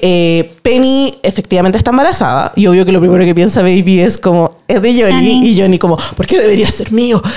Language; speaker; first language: Spanish; native; Spanish